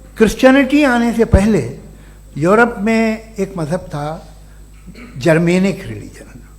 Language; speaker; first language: Urdu; native; Urdu